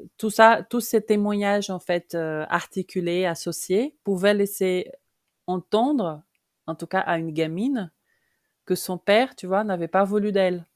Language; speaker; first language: French; non-native, fluent; Portuguese